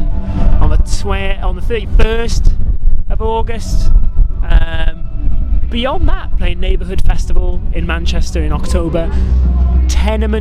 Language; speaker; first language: English; native; English